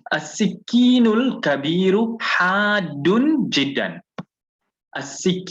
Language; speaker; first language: Arabic; non-native, fluent; English